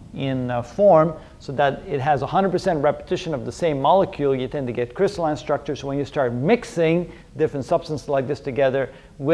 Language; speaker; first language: English; non-native, fluent; Dutch